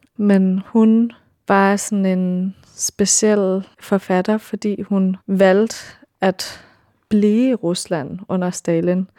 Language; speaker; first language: Danish; early bilingual, heritage; Danish